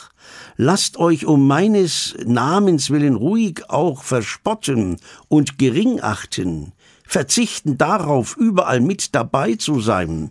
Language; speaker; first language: German; native; German